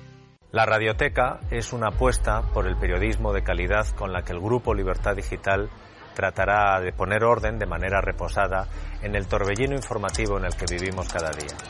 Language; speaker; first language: Spanish; native; Spanish